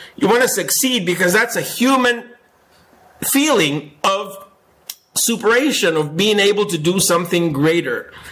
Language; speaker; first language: English; non-native, fluent; Spanish